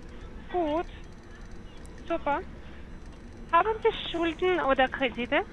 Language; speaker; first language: German; non-native, learner; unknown